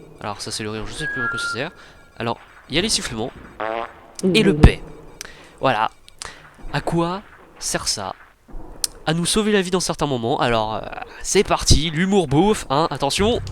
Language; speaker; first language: French; native; French